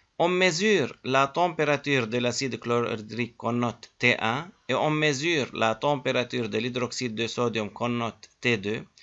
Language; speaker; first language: French; native; French